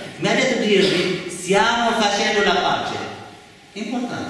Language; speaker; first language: Italian; non-native, fluent; Arabic